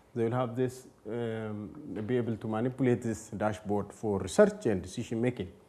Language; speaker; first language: English; non-native, fluent; Amharic